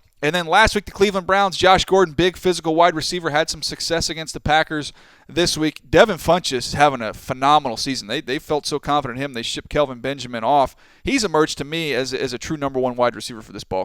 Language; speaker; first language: English; native; English